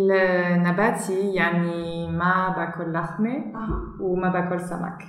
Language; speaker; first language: Arabic; non-native, learner; German